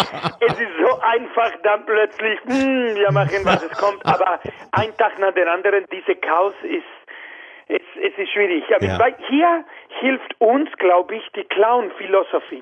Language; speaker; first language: German; non-native, fluent; Spanish